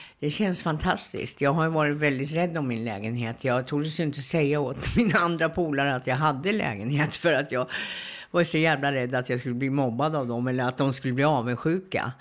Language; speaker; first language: Swedish; native; Swedish